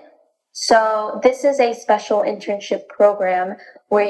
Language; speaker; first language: English; native; English